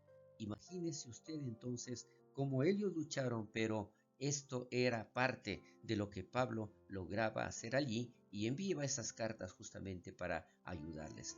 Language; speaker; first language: Spanish; native; Spanish